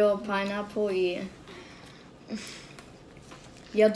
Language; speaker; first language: Russian; early bilingual, heritage; Russian